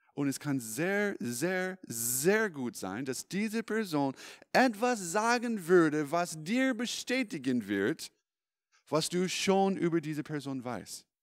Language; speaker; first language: German; non-native, fluent; English